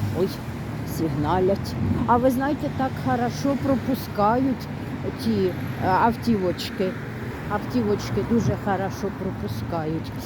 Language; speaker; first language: Ukrainian; native; Ukrainian